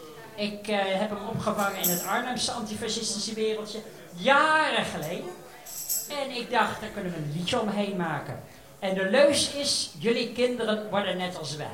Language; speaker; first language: Dutch; native; Dutch